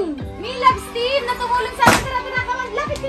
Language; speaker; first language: Filipino; native; Filipino